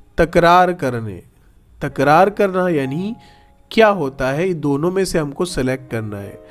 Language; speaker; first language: Urdu; native; Urdu